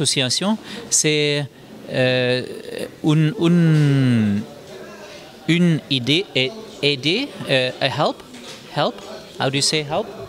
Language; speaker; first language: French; non-native, learner; German